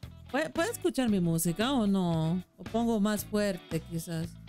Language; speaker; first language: Spanish; non-native, learner; English